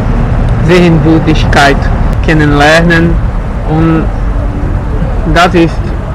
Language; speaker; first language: German; non-native, learner; Portuguese